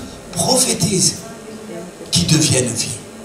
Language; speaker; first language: French; native; French